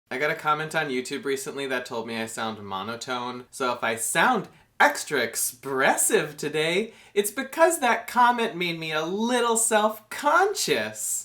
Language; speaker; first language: English; native; English